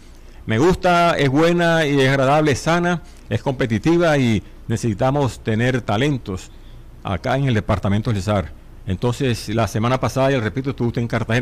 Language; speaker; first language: Spanish; native; Spanish